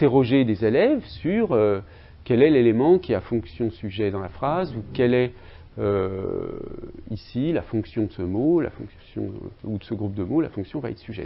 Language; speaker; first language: French; native; French